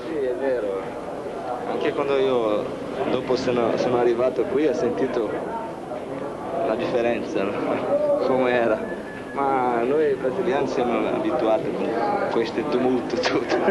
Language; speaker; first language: Italian; non-native, fluent; Portuguese